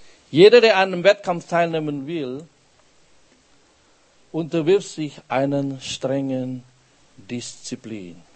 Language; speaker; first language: German; non-native, fluent; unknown